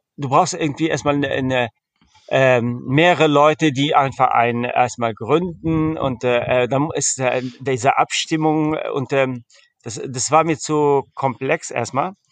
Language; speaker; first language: German; early bilingual, heritage; German